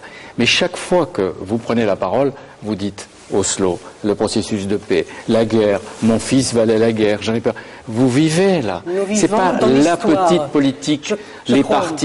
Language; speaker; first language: French; native; French